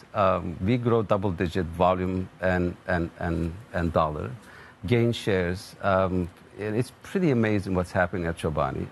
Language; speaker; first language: English; non-native, fluent; Turkish